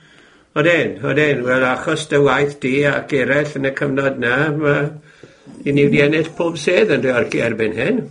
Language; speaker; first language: Welsh; native; Welsh